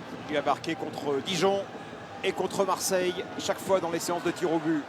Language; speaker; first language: French; native; French